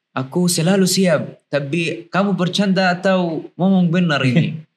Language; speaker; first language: Indonesian; non-native, learner; Arabic